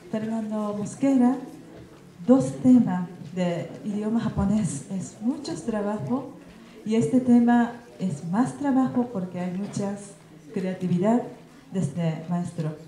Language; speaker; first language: Spanish; non-native, learner; Japanese